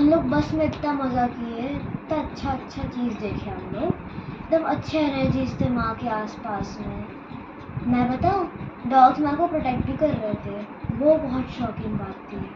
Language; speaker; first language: Hindi; native; Hindi